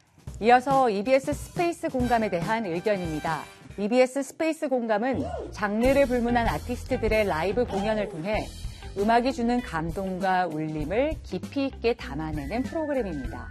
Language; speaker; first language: Korean; native; Korean